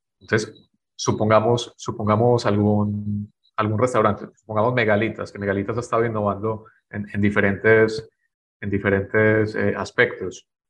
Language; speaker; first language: Spanish; native; Spanish